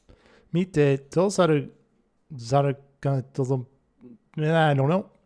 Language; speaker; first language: Japanese; non-native, learner; English